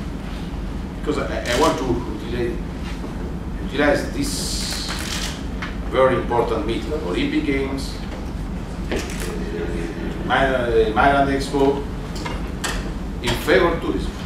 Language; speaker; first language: English; non-native, learner; Italian